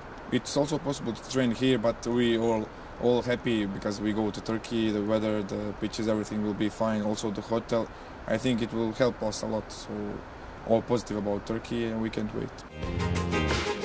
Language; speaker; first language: English; non-native, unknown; Croatian